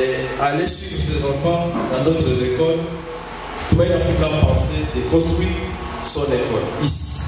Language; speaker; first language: French; non-native, local second language; Swahili